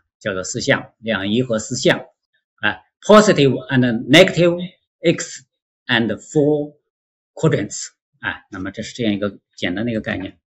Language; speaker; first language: Chinese; native; Chinese